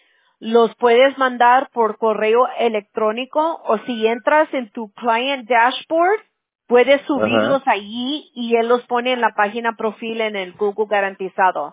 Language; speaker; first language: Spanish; early bilingual, heritage; Spanish